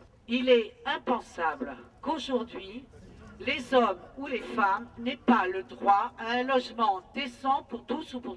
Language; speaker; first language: French; native; French